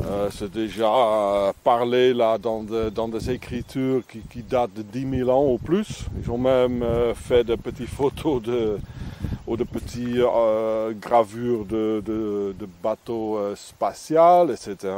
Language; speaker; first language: French; non-native, fluent; Dutch